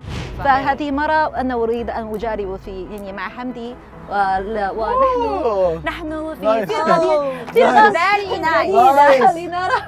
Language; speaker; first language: Arabic; non-native, learner; Chinese